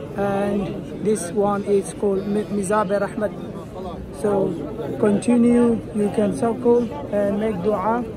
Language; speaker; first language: English; non-native, local second language; Bangla